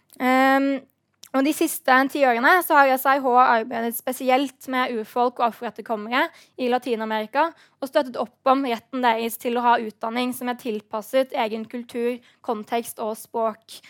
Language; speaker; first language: Norwegian; native; Norwegian